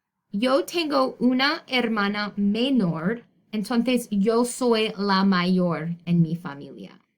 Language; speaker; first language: Spanish; non-native, fluent; English